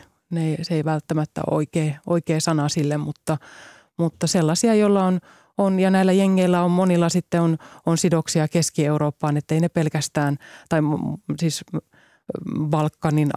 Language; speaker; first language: Finnish; native; Finnish